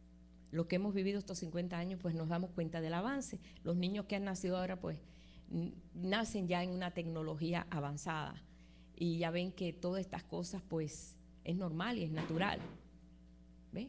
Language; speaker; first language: Spanish; native; Spanish